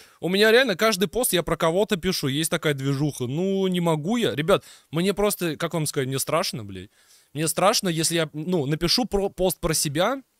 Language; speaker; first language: Russian; native; Russian